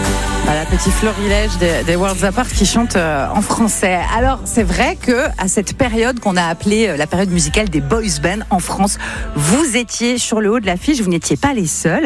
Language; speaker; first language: French; native; French